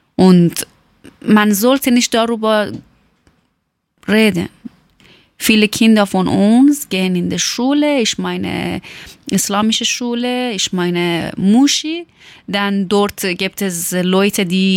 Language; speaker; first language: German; non-native, learner; Persian